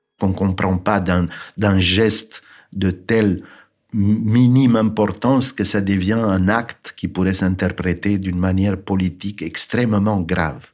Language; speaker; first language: French; non-native, fluent; Romanian